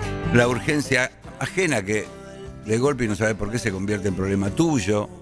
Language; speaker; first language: Spanish; native; Spanish